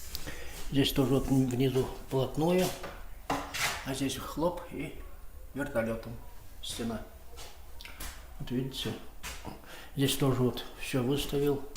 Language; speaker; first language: Russian; native; Russian